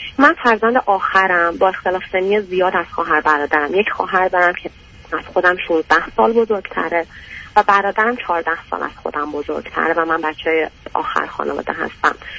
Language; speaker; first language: Persian; native; Persian